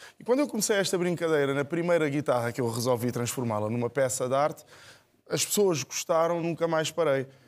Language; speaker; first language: Portuguese; non-native, local second language; Kabuverdianu